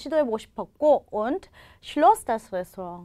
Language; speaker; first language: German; non-native, fluent; Korean